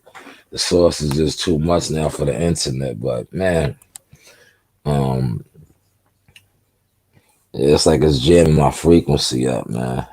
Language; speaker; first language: English; native; English